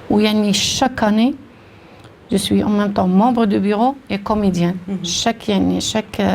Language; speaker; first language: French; non-native, local second language; Arabic